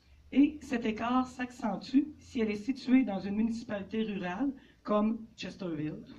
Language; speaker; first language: French; native; French